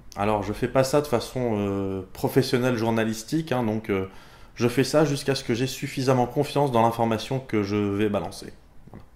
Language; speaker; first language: French; native; French